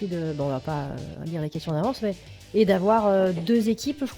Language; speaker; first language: French; native; French